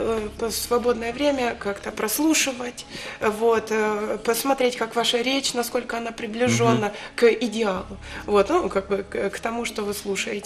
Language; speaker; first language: Russian; native; Russian